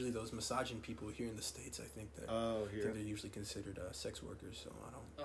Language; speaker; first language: English; non-native, local second language; Filipino